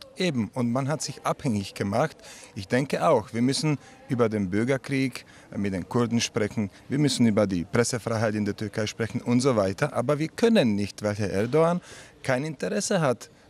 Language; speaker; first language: German; non-native, fluent; Slovak